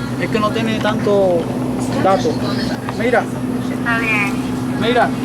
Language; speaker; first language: Spanish; native; Spanish